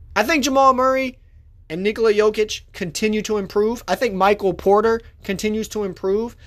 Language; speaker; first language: English; native; English